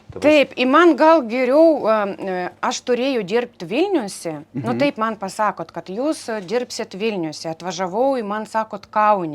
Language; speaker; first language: Lithuanian; non-native, learner; Ukrainian